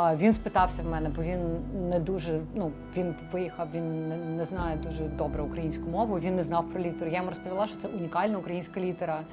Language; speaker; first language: Ukrainian; non-native, local second language; Russian